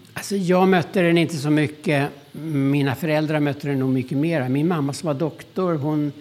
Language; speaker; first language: Swedish; early bilingual, other home language; German